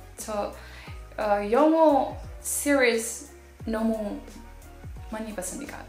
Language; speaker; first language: Korean; non-native, learner; Indonesian